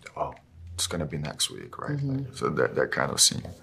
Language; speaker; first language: English; non-native, fluent; Portuguese